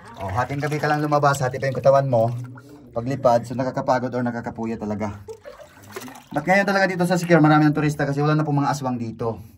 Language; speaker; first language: Filipino; non-native, local second language; Cebuano